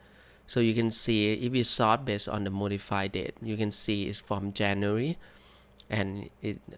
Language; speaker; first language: English; non-native, fluent; Thai